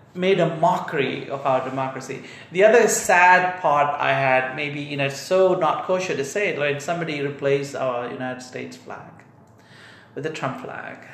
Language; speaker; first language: English; non-native, local second language; Tamil